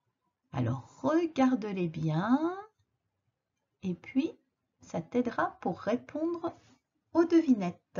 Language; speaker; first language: French; native; French